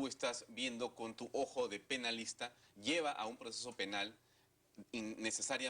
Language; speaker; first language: Spanish; native; Spanish